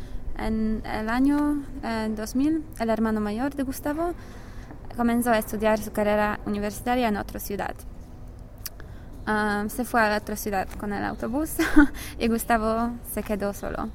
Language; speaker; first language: Spanish; non-native, learner; English